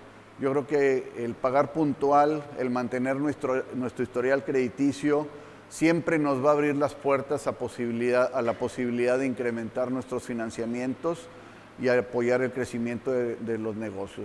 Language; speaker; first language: Spanish; native; Spanish